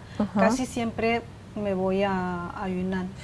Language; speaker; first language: Spanish; non-native, fluent; Chinese